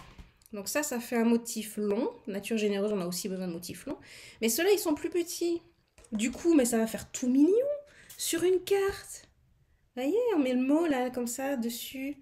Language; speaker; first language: French; native; French